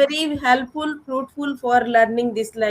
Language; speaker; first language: English; non-native, learner; Odia